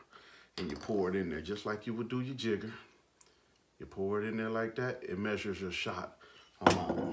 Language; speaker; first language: English; native; English